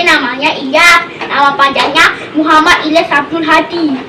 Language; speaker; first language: Indonesian; early bilingual, heritage; Indonesian